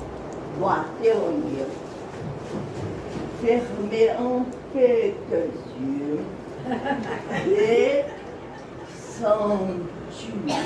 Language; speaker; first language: French; non-native, learner; Portuguese